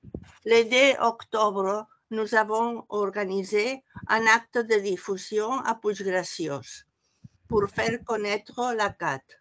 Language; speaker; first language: French; non-native, fluent; Catalan